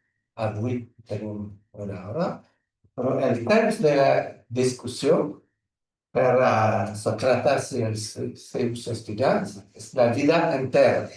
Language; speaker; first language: Catalan; non-native, learner; French